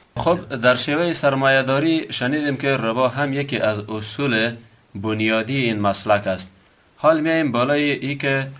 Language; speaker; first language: Persian; native; Persian